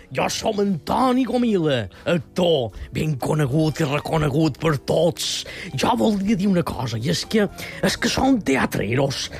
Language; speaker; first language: Catalan; native; Catalan